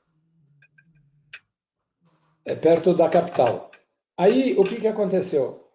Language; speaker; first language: Portuguese; early bilingual, other home language; Guarani